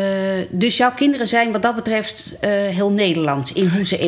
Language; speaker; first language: Dutch; native; Dutch